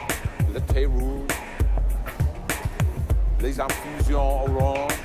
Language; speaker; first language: French; non-native, fluent; English